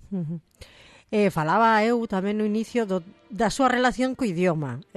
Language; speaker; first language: Galician; native; Galician